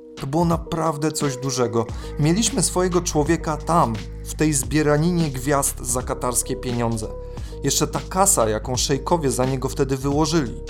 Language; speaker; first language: Polish; native; Polish